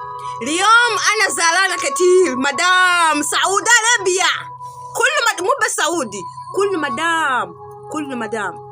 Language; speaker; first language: Arabic; non-native, learner; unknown